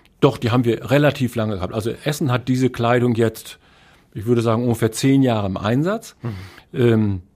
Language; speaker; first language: German; native; German